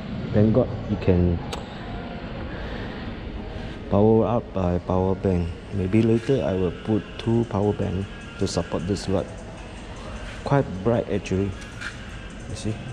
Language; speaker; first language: English; non-native, local second language; Chinese